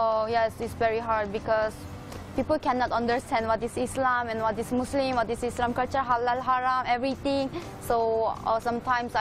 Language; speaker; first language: English; non-native, fluent; Korean